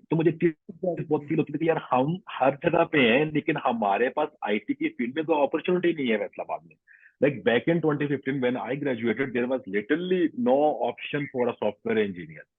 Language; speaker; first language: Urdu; non-native, local second language; Punjabi